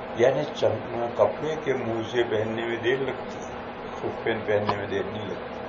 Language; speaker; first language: Urdu; non-native, local second language; Gujarati